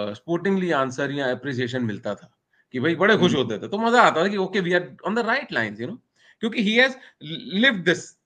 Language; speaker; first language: Hindi; native; Hindi